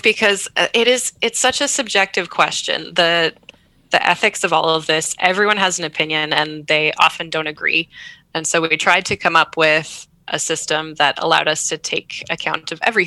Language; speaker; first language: English; native; English